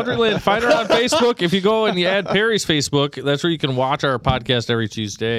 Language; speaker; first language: English; native; English